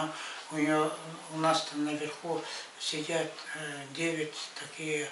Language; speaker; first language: Russian; non-native, local second language; Yakut